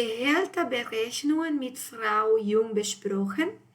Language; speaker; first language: German; non-native, fluent; Portuguese